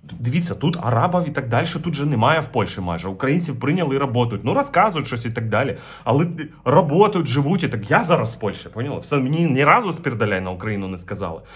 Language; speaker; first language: Ukrainian; native; Ukrainian